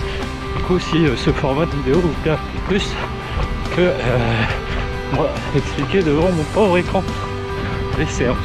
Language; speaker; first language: French; native; French